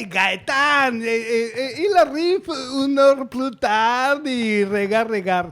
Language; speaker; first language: French; non-native, learner; Spanish